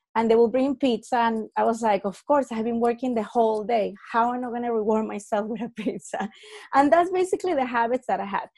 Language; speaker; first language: English; non-native, fluent; Spanish